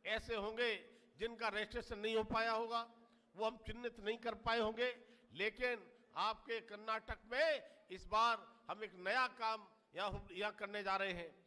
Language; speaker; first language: Hindi; native; Hindi